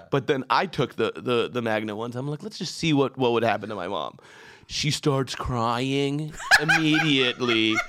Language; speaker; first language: English; early bilingual, other home language; Persian